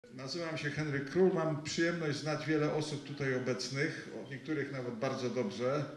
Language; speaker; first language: Polish; native; Polish